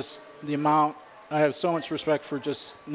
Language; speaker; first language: English; native; English